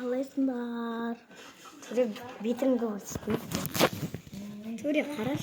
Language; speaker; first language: Russian; non-native, local second language; Kazakh